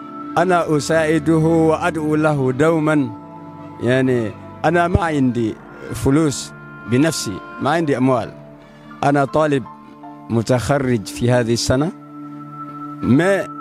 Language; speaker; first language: Arabic; non-native, fluent; Fula